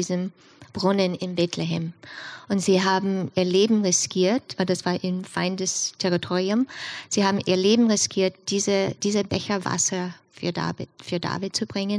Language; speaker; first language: German; non-native, fluent; English